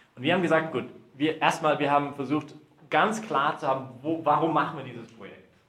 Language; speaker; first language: German; early bilingual, heritage; German